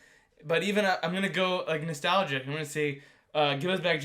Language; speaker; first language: English; native; English